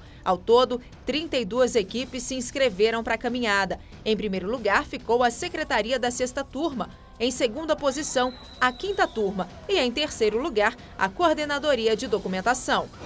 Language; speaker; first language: Portuguese; native; Portuguese